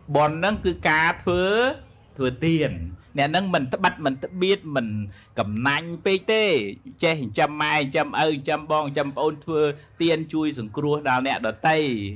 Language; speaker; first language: Khmer; native; Khmer